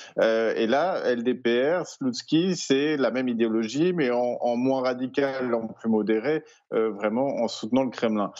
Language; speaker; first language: French; native; French